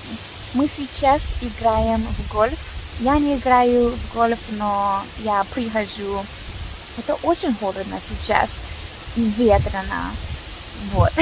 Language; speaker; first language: Russian; non-native, learner; English